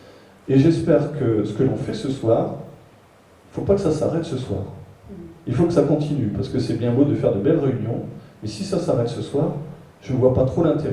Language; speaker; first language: French; native; French